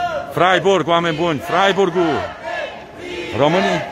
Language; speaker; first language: Romanian; native; Romanian